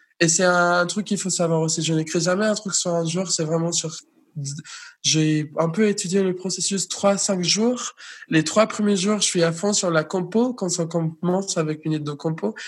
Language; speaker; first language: French; non-native, fluent; Spanish